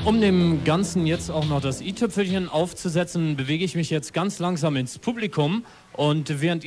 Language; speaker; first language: German; native; German